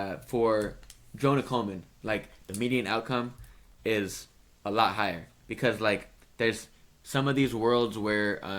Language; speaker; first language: English; native; English